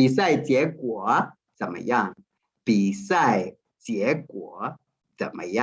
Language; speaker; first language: Chinese; non-native, fluent; Swahili